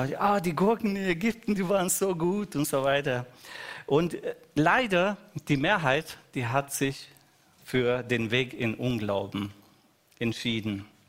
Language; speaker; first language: German; non-native, fluent; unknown